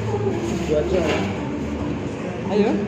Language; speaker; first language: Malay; non-native, fluent; French